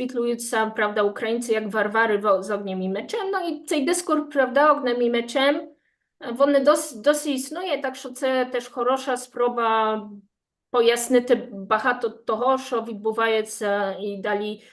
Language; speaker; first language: Ukrainian; non-native, fluent; Polish